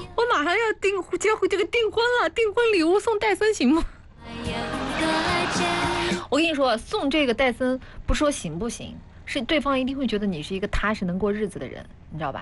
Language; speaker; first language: Chinese; native; Chinese